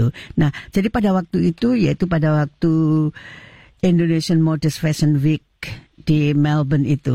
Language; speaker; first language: Indonesian; native; Indonesian